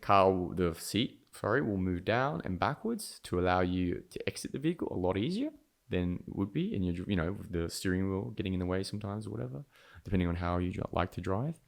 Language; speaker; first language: English; native; English